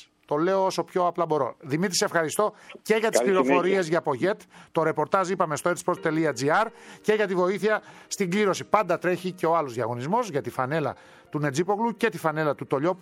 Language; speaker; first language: Greek; native; Greek